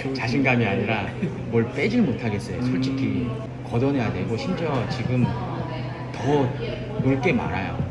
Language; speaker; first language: Korean; native; Korean